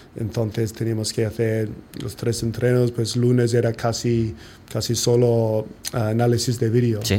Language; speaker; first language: Spanish; non-native, fluent; English